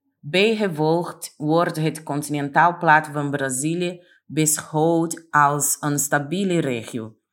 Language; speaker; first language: Dutch; non-native, fluent; Portuguese